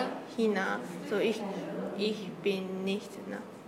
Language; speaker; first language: German; non-native, learner; Japanese